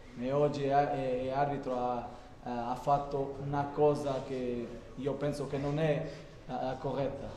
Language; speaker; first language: Italian; non-native, learner; Portuguese